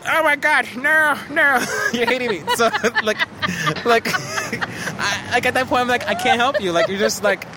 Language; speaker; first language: English; early bilingual, other home language; Haitian Creole